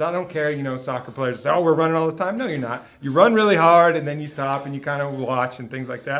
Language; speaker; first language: English; native; English